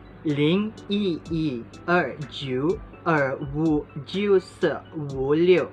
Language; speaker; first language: Chinese; non-native, learner; Malay